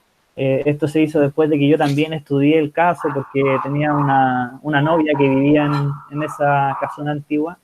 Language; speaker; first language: Spanish; native; Spanish